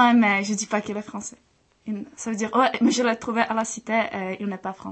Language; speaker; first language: French; non-native, fluent; Czech